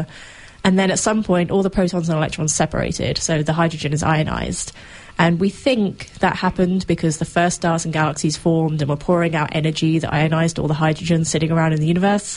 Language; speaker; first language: English; native; English